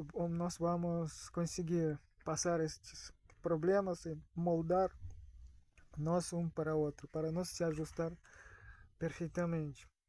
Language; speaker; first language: Portuguese; non-native, fluent; Russian